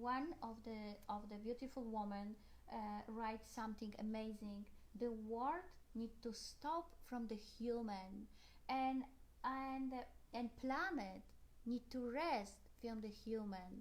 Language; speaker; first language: English; non-native, learner; Polish